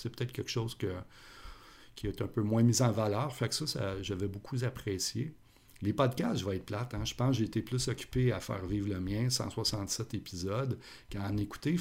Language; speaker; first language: French; native; French